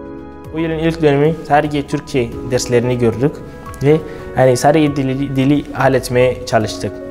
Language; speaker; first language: Turkish; non-native, fluent; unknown